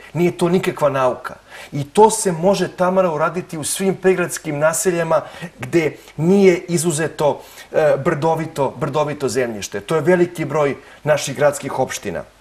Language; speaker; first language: Serbian; native; Serbian